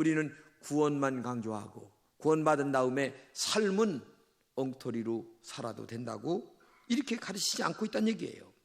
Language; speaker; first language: Korean; native; Korean